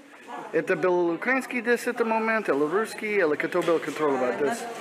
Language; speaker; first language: Russian; non-native, learner; English